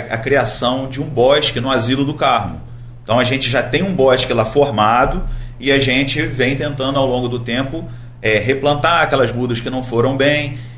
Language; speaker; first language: Portuguese; native; Portuguese